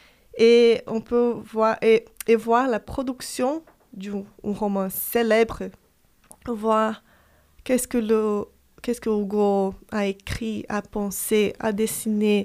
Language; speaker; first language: French; non-native, fluent; Portuguese